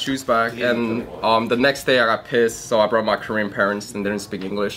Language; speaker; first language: English; early bilingual, other home language; Korean